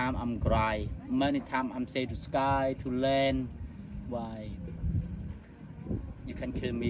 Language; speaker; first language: English; non-native, learner; Khmer